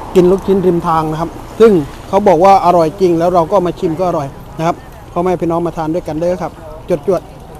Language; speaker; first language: Thai; native; Thai